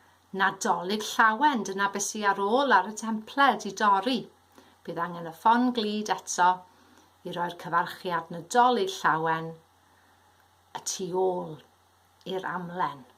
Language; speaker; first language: Welsh; native; Welsh